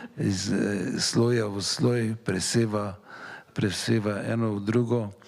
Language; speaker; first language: Slovenian; native; Slovenian